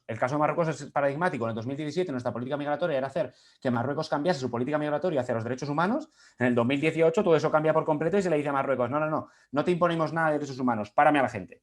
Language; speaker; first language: Spanish; native; Spanish